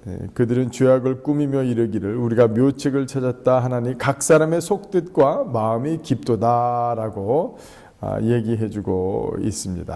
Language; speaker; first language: Korean; native; Korean